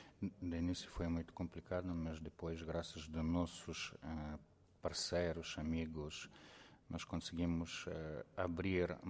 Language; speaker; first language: Portuguese; non-native, fluent; Ukrainian